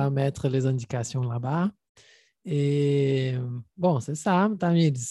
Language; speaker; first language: French; non-native, fluent; Portuguese